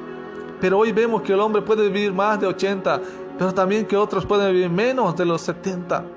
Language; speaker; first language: Spanish; native; Spanish